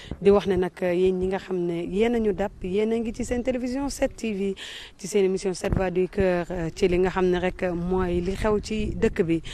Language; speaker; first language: Wolof; native; Wolof